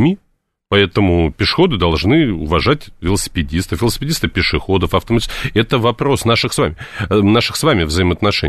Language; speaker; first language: Russian; native; Russian